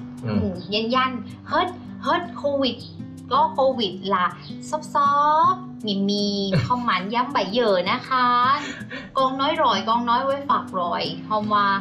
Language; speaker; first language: Vietnamese; non-native, learner; Thai